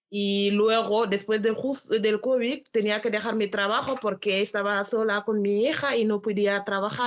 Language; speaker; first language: Spanish; non-native, learner; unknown